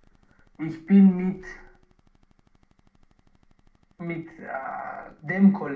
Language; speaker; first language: German; non-native, learner; Romanian